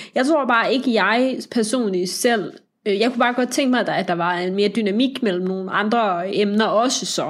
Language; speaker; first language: Danish; native; Danish